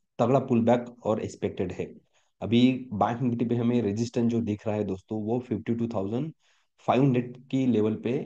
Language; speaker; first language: Hindi; non-native, local second language; Marathi